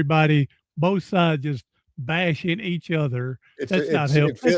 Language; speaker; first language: English; native; English